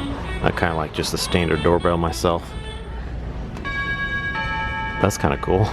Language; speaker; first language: English; native; English